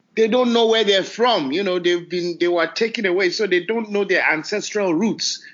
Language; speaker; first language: English; non-native, local second language; Hausa